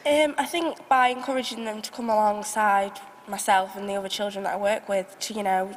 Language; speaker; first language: English; native; English